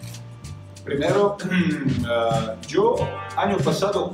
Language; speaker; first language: Spanish; non-native, fluent; Croatian